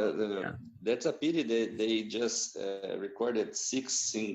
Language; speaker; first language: English; non-native, fluent; Portuguese